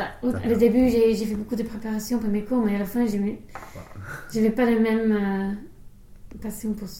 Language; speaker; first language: French; non-native, fluent; English